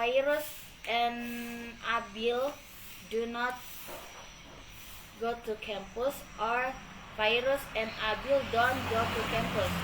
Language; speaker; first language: English; non-native, learner; Indonesian